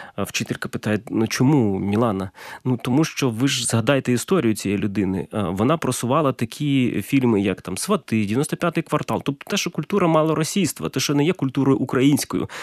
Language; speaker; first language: Ukrainian; non-native, local second language; Russian